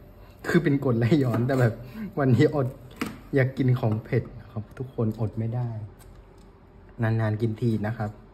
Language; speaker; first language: Thai; non-native, fluent; Vietnamese